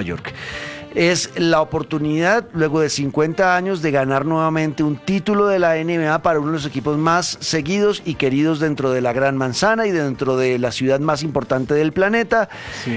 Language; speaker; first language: Spanish; native; Spanish